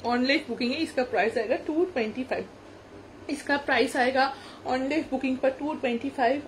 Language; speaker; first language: Hindi; non-native, local second language; Bangla